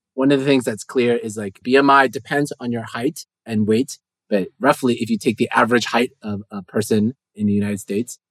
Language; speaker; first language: English; native; English